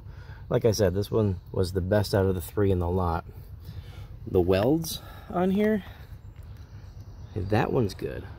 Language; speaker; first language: English; native; English